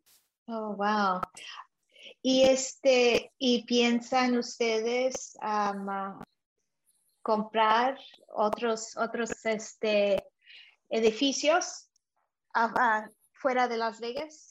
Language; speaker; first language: Spanish; early bilingual, heritage; English